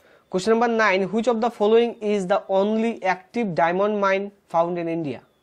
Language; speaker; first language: English; non-native, local second language; Bangla